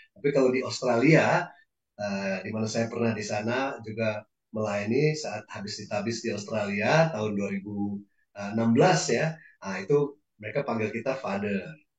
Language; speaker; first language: Indonesian; native; Indonesian